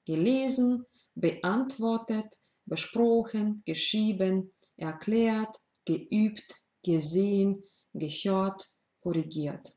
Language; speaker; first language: German; non-native, fluent; Russian